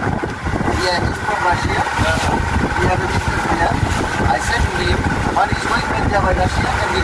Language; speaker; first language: English; non-native, learner; Bangla